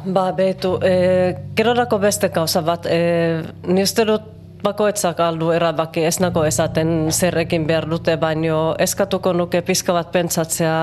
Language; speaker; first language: Basque; non-native, learner; Finnish